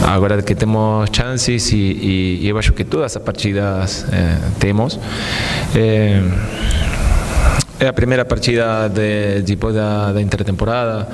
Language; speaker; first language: Portuguese; non-native, fluent; Spanish